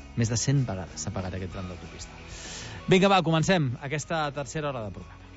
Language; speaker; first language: Catalan; native; Catalan